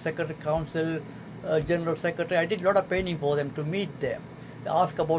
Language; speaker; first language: English; non-native, local second language; Tamil